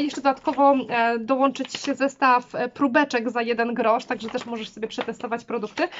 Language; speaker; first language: Polish; native; Polish